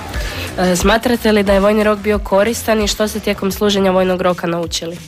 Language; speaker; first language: Serbian; native; Serbian